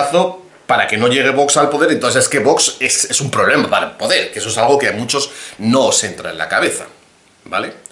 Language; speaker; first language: Spanish; native; Spanish